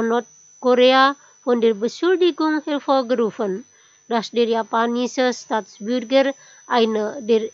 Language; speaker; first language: German; non-native, fluent; Indonesian